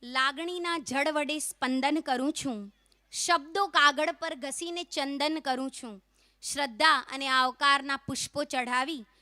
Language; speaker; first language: Gujarati; non-native, local second language; Kachhi